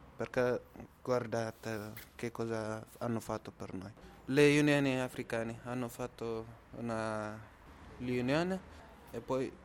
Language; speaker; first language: Italian; non-native, learner; Tigrinya